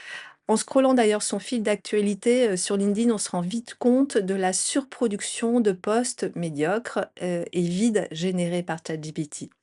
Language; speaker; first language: French; native; French